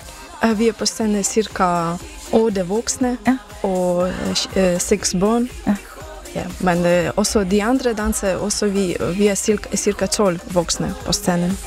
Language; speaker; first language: Danish; non-native, learner; Ukrainian